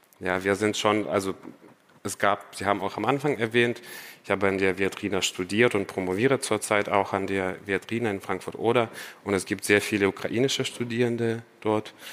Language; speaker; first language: German; non-native, fluent; Ukrainian